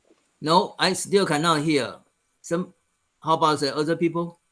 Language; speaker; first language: English; non-native, fluent; Chinese